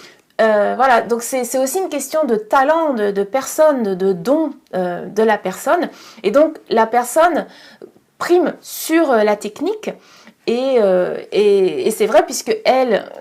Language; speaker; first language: French; native; French